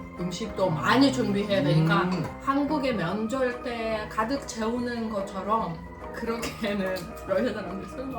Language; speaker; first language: Korean; non-native, fluent; Russian